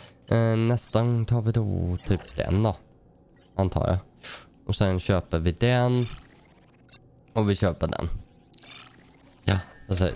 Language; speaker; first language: Swedish; native; Swedish